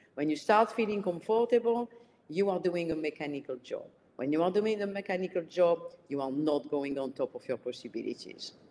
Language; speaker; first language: English; early bilingual, other home language; Arabic